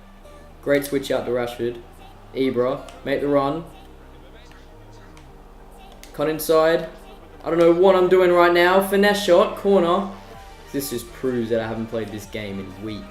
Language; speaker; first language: English; native; English